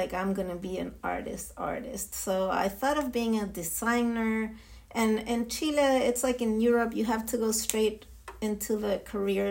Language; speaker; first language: English; non-native, fluent; Spanish